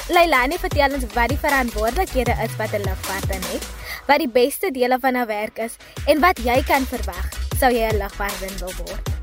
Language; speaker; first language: Afrikaans; native; Afrikaans